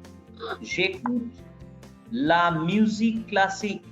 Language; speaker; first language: French; non-native, fluent; Bangla